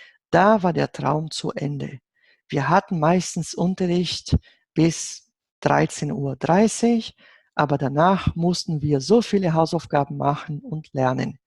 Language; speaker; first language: German; non-native, fluent; Portuguese